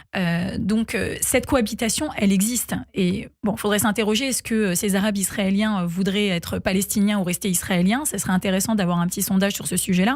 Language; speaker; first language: French; native; French